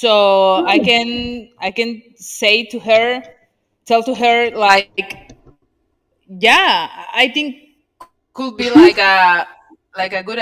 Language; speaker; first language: English; non-native, learner; Spanish